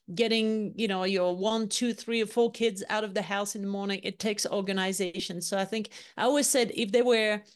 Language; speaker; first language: English; non-native, fluent; French